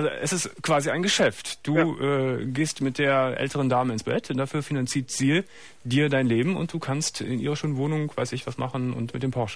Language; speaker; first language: German; native; German